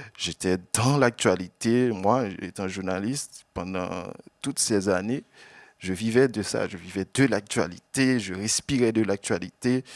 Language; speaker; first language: French; non-native, local second language; Haitian Creole